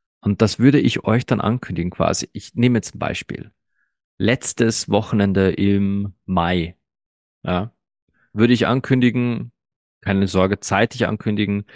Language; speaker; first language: German; early bilingual, other home language; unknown